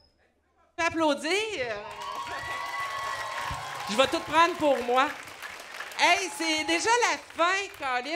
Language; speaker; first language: French; native; French